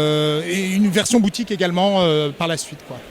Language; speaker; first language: French; native; French